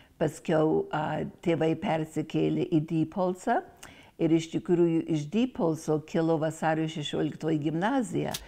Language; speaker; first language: Lithuanian; early bilingual, heritage; Lithuanian